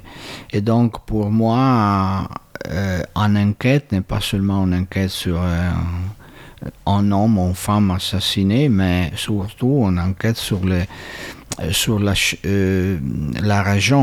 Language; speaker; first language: French; non-native, fluent; Italian